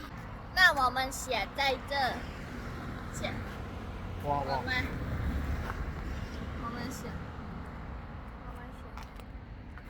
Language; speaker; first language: Chinese; non-native, learner; Mongolian